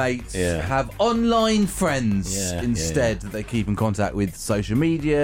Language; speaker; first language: English; native; English